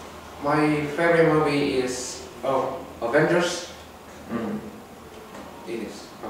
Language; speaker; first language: English; non-native, learner; Korean